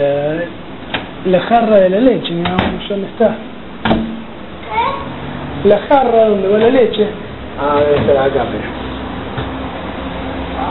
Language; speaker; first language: Spanish; native; Spanish